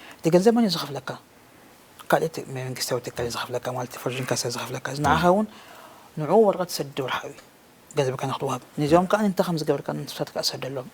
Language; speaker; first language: Tigrinya; non-native, local second language; Afar